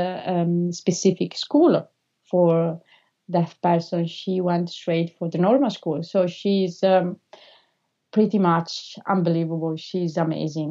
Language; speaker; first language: English; non-native, fluent; Italian